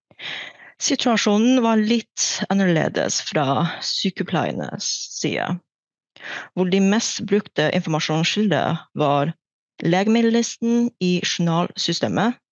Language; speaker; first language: Norwegian; non-native, fluent; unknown